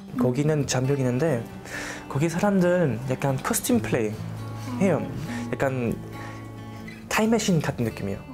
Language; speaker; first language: Korean; early bilingual, heritage; German